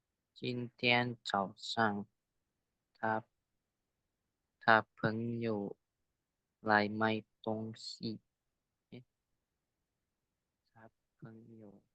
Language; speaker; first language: Chinese; non-native, learner; Indonesian